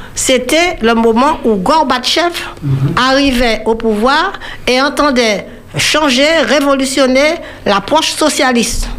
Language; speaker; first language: French; native; French